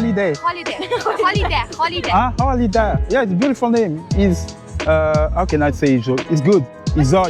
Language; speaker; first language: English; non-native, learner; French